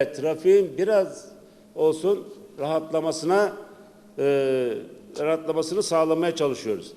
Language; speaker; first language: Turkish; native; Turkish